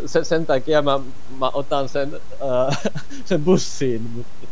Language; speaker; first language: Finnish; non-native, fluent; Czech